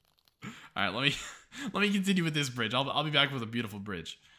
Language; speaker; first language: English; native; English